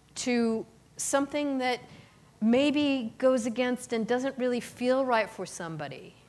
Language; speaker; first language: English; native; English